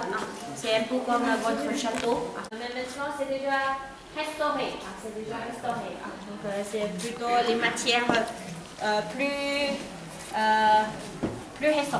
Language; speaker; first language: French; non-native, fluent; Chinese